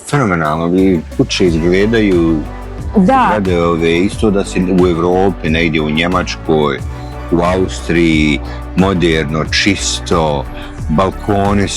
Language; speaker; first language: Bosnian; native; Bosnian